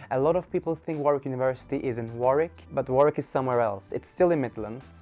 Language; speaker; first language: English; non-native, fluent; Turkish